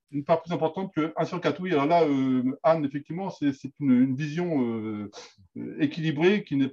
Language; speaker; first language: French; native; French